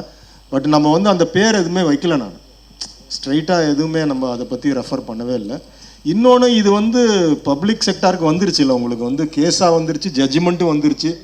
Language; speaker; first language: Tamil; native; Tamil